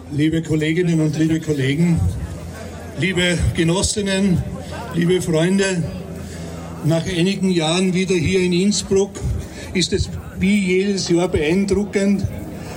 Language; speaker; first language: German; native; German